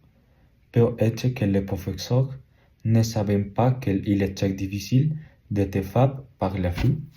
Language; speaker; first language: French; non-native, learner; Spanish